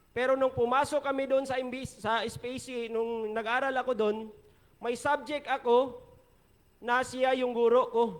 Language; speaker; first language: Filipino; non-native, local second language; Hiligaynon